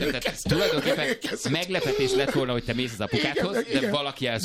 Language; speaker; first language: Hungarian; native; Hungarian